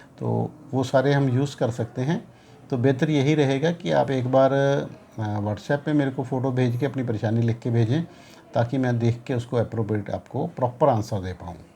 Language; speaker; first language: Hindi; non-native, local second language; Punjabi